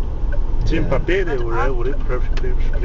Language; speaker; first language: Russian; non-native, learner; Chinese